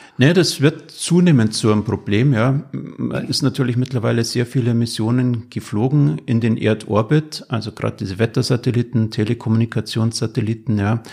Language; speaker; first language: German; native; German